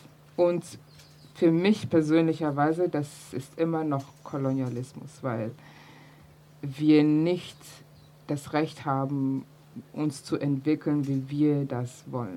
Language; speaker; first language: German; early bilingual, other home language; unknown